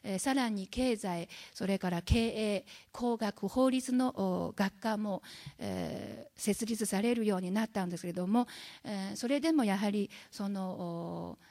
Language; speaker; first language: Japanese; non-native, fluent; Chinese